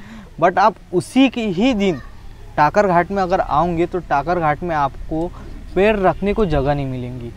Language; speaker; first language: Hindi; non-native, local second language; Marathi